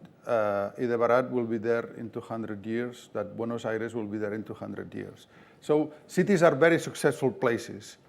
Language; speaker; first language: English; non-native, fluent; Catalan